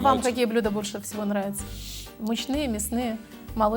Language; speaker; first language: Russian; native; Russian